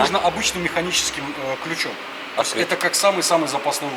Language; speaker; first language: Russian; native; Russian